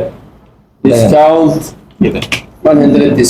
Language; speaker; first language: Arabic; non-native, learner; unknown